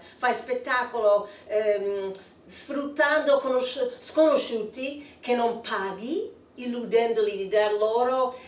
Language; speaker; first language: Italian; non-native, fluent; English